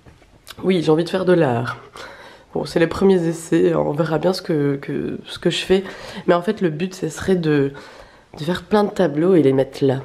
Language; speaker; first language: French; native; French